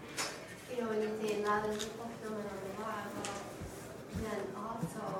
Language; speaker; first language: English; native; English